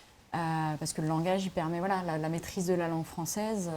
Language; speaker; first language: French; native; French